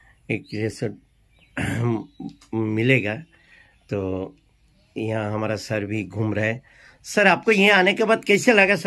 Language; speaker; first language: Hindi; non-native, local second language; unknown